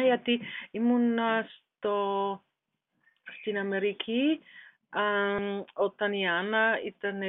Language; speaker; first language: Greek; non-native, learner; German